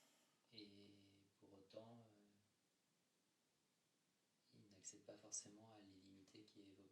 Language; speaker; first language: French; native; French